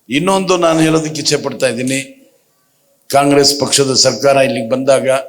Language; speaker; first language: Kannada; non-native, local second language; Urdu